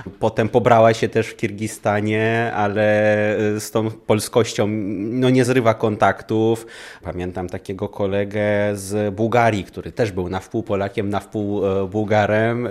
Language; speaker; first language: Polish; non-native, fluent; Russian